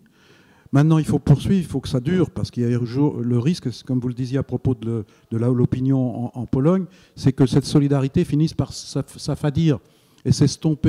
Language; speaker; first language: French; native; French